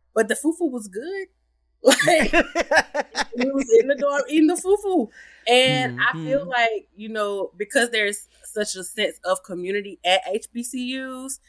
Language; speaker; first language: English; native; English